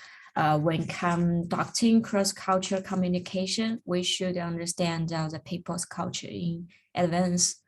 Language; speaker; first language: English; non-native, learner; Chinese